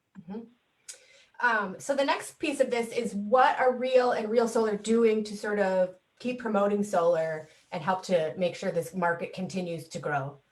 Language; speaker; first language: English; native; English